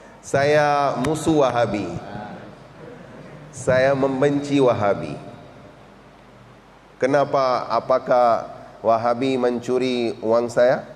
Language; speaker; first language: Indonesian; non-native, learner; Urdu